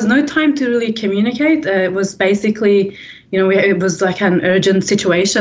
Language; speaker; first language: English; early bilingual, other home language; Persian